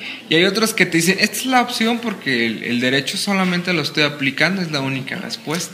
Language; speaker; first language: Spanish; native; Spanish